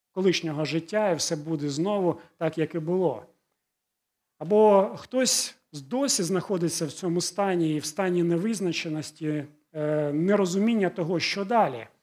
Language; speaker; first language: Ukrainian; non-native, local second language; Russian